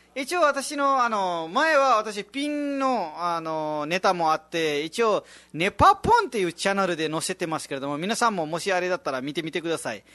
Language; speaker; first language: Japanese; non-native, fluent; Nepali